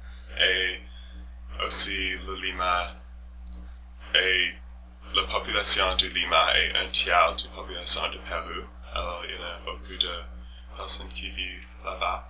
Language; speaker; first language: French; non-native, learner; English